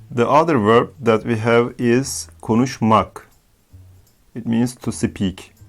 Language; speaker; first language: English; non-native, fluent; Turkish